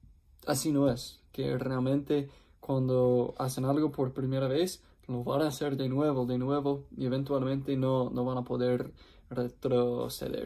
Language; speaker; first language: Spanish; non-native, fluent; English